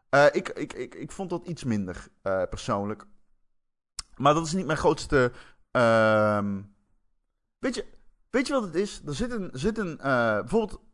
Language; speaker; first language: Dutch; native; Dutch